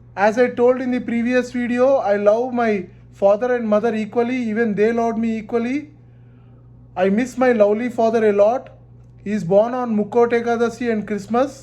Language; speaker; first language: English; non-native, local second language; Telugu